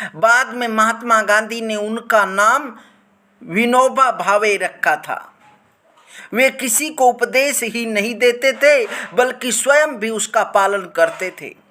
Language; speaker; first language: Hindi; native; Hindi